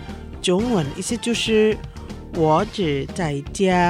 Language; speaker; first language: Chinese; non-native, local second language; Indonesian